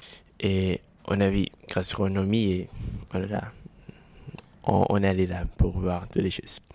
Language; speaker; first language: French; non-native, learner; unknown